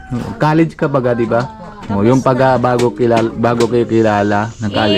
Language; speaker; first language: Filipino; non-native, local second language; Bikol